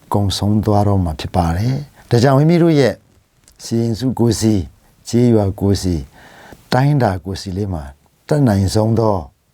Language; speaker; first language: Burmese; non-native, local second language; Hakha Chin